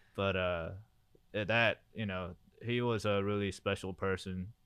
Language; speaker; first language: English; early bilingual, other home language; Korean